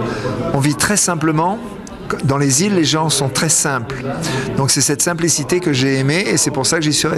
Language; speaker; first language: French; native; French